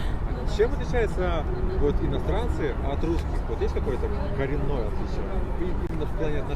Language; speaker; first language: Russian; native; Russian